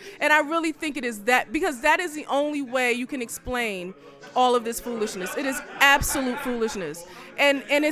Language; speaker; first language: English; native; English